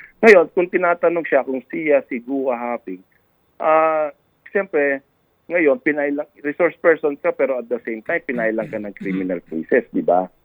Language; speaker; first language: Filipino; native; Filipino